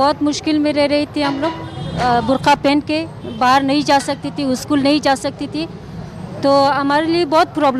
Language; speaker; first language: Hindi; non-native, learner; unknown